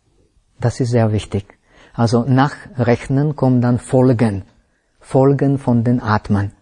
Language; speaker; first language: German; non-native, fluent; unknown